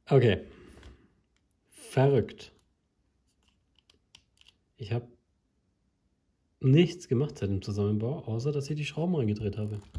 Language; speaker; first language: German; native; German